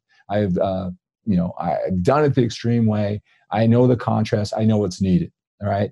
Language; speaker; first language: English; native; English